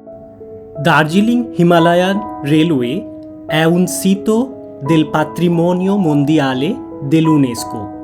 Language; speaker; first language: Italian; non-native, fluent; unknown